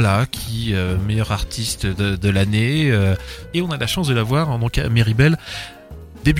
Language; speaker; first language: French; native; French